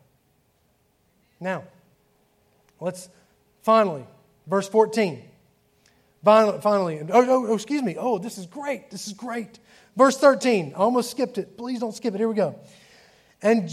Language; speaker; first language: English; native; English